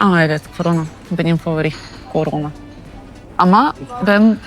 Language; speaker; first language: Turkish; non-native, learner; Russian